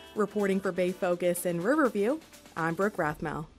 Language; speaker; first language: English; native; English